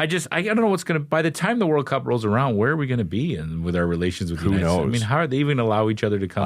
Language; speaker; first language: English; native; English